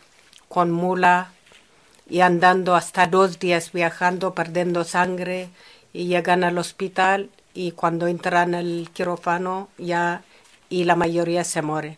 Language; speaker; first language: Spanish; non-native, fluent; Amharic